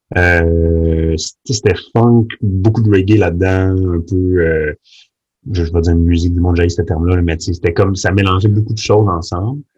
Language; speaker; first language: French; early bilingual, other home language; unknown